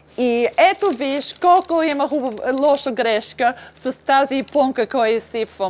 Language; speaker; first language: Bulgarian; non-native, learner; English